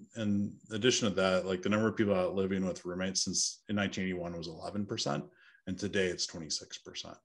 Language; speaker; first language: English; native; English